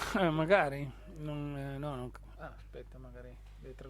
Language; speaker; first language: Italian; native; Italian